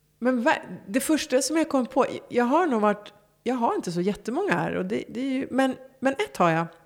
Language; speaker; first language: Swedish; early bilingual, other home language; Persian